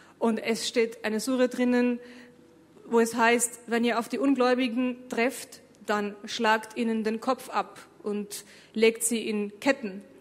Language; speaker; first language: German; early bilingual, other home language; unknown